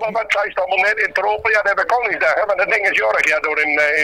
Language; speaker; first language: Dutch; native; Dutch